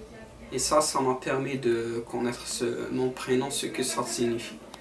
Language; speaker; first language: French; non-native, learner; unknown